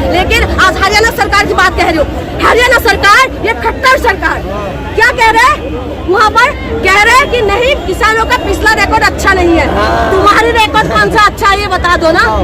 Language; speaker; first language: Hindi; non-native, local second language; Manipuri